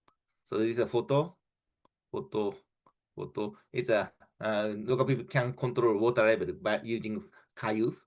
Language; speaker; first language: English; non-native, fluent; Japanese